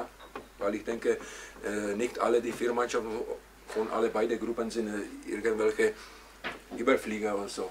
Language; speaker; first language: German; non-native, fluent; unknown